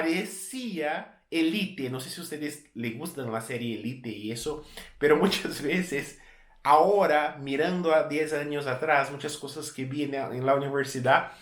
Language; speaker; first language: Spanish; non-native, fluent; Portuguese